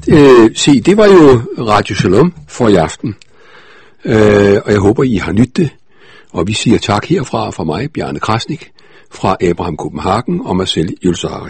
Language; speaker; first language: Danish; native; Danish